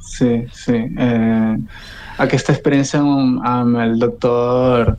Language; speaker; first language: Catalan; non-native, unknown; Spanish